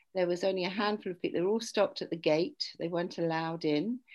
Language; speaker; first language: English; native; English